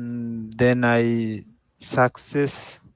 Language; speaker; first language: English; non-native, learner; Bangla